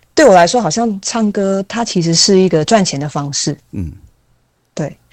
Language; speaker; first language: Chinese; native; Chinese